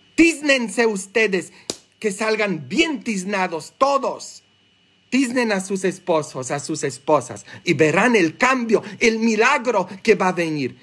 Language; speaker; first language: Spanish; non-native, fluent; English